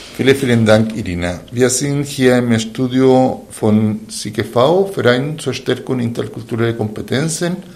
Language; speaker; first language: German; non-native, fluent; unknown